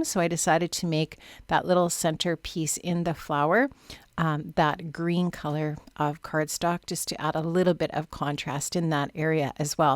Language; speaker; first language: English; native; English